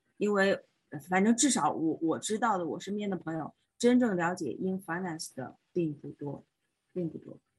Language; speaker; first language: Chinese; native; Chinese